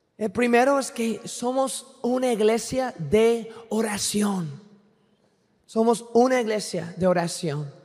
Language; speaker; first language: Spanish; non-native, fluent; English